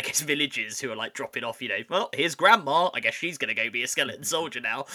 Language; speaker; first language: English; native; English